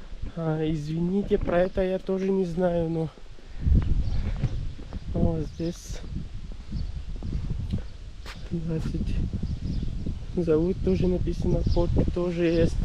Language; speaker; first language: Russian; non-native, learner; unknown